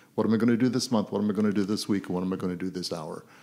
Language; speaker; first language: English; native; English